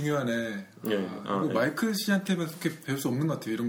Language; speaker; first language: Korean; native; Korean